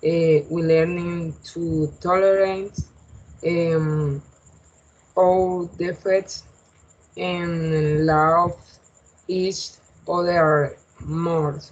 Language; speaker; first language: English; non-native, learner; Spanish